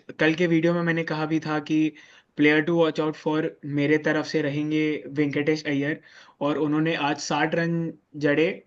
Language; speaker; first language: Hindi; native; Hindi